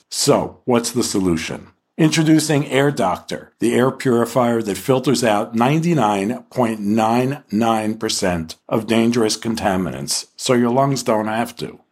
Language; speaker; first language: English; native; English